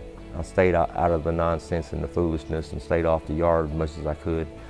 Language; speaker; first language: English; native; English